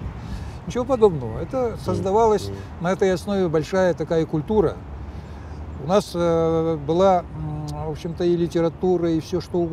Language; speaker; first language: Russian; native; Russian